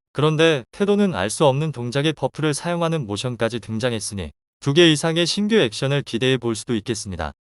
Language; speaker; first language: Korean; native; Korean